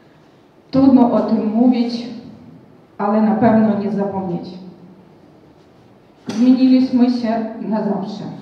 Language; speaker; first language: Polish; non-native, fluent; Ukrainian